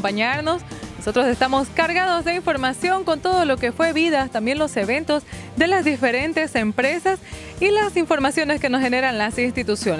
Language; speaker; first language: Spanish; native; Spanish